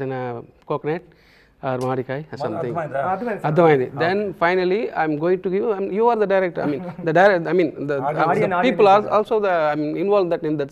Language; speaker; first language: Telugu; non-native, local second language; Tamil